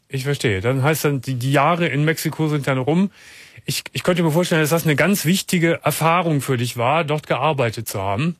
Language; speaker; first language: German; native; German